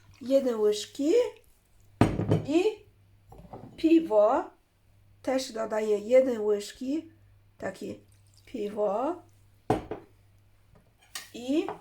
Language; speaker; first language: Polish; non-native, learner; Chinese